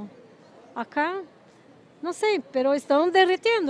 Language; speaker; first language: Spanish; non-native, learner; Portuguese